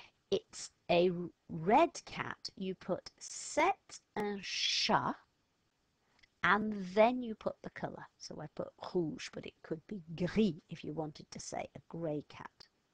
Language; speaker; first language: English; native; English